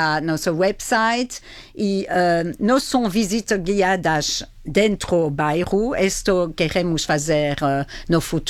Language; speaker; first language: Portuguese; non-native, fluent; French